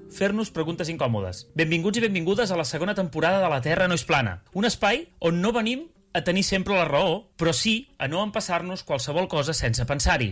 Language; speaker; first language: Catalan; native; Catalan